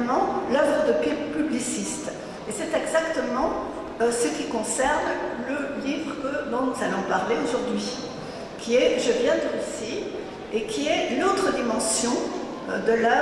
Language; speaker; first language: French; native; French